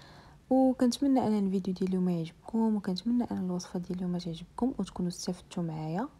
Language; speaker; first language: Arabic; native; Arabic